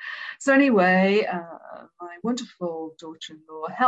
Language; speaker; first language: English; native; English